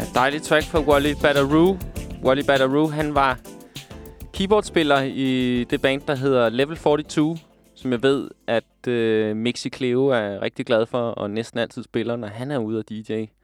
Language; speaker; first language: Danish; native; Danish